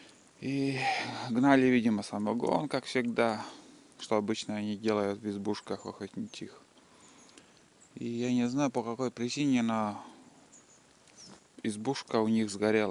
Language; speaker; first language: Russian; native; Russian